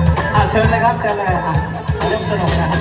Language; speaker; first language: Thai; native; Thai